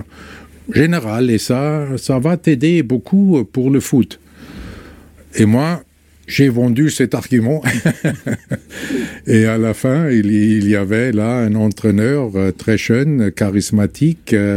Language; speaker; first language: French; non-native, fluent; German